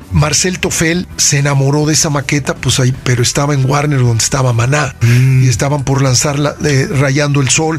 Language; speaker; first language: Spanish; native; Spanish